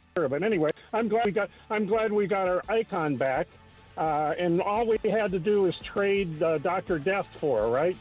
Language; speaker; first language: English; native; English